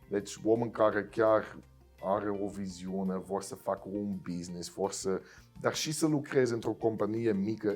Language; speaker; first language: Romanian; non-native, fluent; Dutch